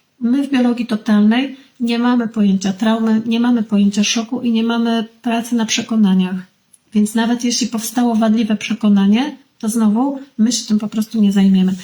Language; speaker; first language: Polish; native; Polish